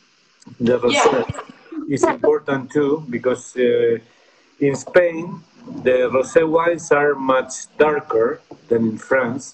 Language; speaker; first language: English; non-native, fluent; Spanish